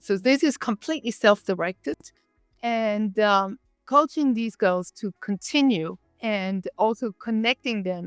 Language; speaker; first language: English; non-native, fluent; Danish